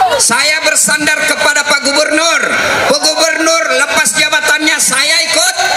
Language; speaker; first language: Indonesian; non-native, local second language; Buginese